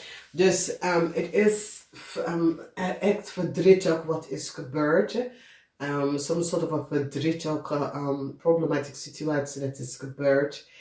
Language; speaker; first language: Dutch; non-native, learner; English